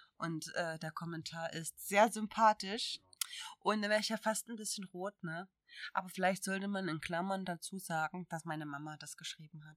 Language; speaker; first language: German; native; German